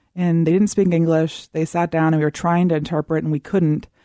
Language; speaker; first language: English; native; English